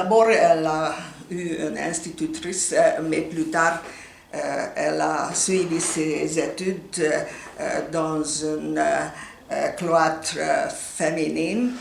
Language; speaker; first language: French; non-native, fluent; Hungarian